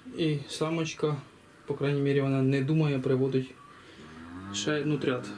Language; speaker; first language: Ukrainian; native; Ukrainian